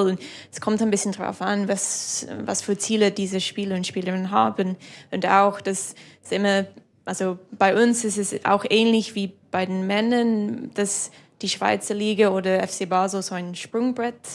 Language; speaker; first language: German; non-native, fluent; English